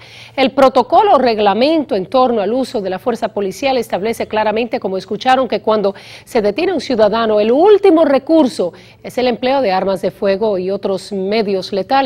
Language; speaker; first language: Spanish; native; Spanish